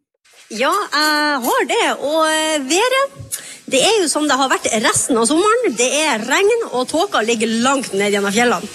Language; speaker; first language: Norwegian; native; Norwegian